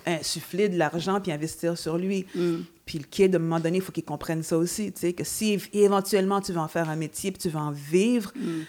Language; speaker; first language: French; native; French